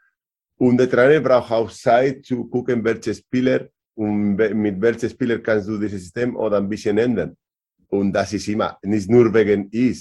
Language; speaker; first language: German; non-native, learner; Spanish